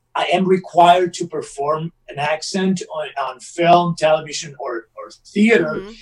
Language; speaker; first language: English; non-native, fluent; Italian